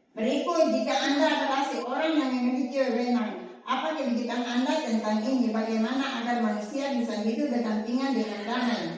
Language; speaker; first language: Indonesian; native; Indonesian